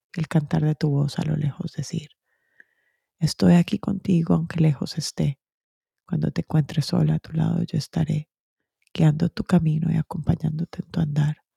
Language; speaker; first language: Spanish; early bilingual, other home language; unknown